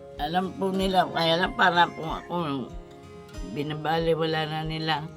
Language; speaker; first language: Filipino; native; Filipino